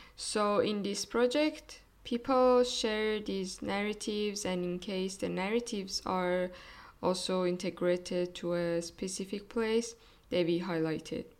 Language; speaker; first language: English; non-native, fluent; Persian